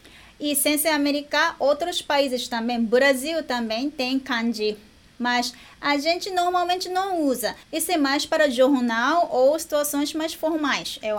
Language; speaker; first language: Portuguese; non-native, learner; Japanese